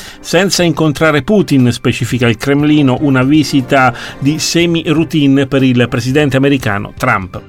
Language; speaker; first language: Italian; native; Italian